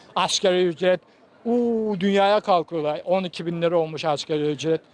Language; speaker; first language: Turkish; native; Turkish